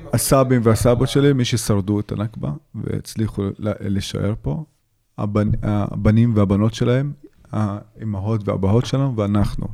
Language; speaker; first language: Hebrew; non-native, local second language; Arabic